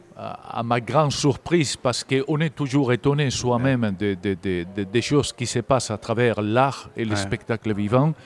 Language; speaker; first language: French; non-native, fluent; Galician